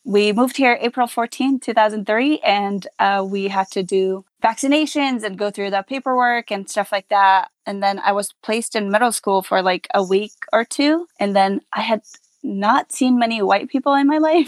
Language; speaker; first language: English; non-native, fluent; Hazaragi